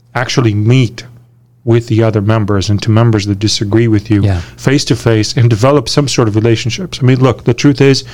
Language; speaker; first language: English; early bilingual, other home language; Romanian